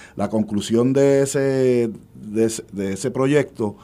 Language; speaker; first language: Spanish; native; Spanish